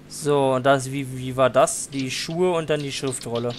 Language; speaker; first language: German; native; German